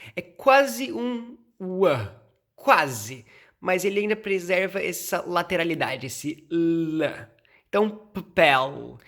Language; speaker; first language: Portuguese; native; Portuguese